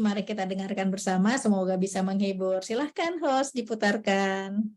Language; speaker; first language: Malay; native; Malay